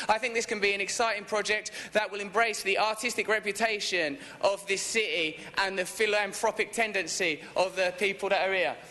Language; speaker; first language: English; native; English